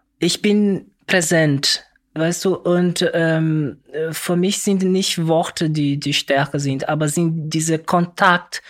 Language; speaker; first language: German; non-native, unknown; Portuguese